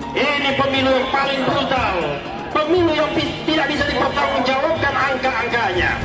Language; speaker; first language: Indonesian; non-native, local second language; Madurese